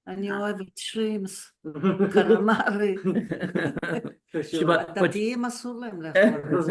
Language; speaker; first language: Hebrew; early bilingual, other home language; Polish